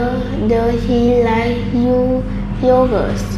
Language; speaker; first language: English; non-native, learner; Vietnamese